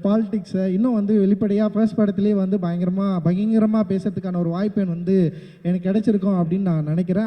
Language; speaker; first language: Tamil; native; Tamil